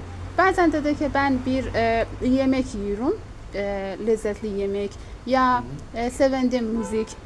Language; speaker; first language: Turkish; non-native, learner; Persian